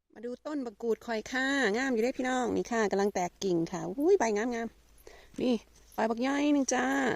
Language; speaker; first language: Thai; native; Thai